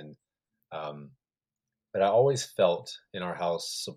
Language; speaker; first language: English; native; English